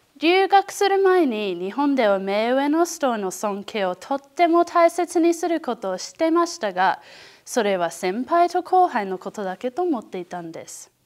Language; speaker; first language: Japanese; non-native, learner; English